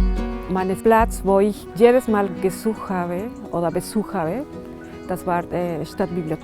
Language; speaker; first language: German; non-native, fluent; Spanish